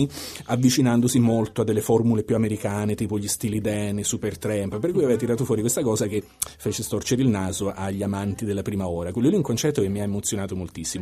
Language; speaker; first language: Italian; native; Italian